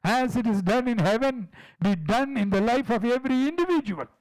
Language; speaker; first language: English; non-native, local second language; Tamil